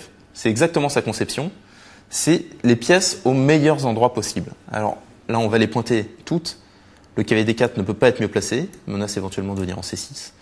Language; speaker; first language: French; native; French